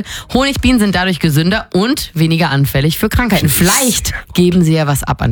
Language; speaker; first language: German; native; German